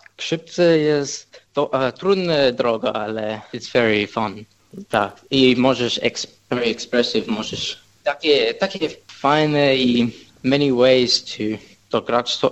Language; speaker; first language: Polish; early bilingual, heritage; English